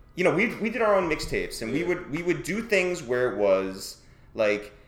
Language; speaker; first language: English; native; English